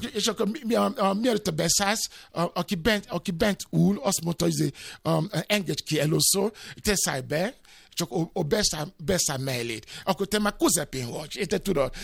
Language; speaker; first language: Hungarian; non-native, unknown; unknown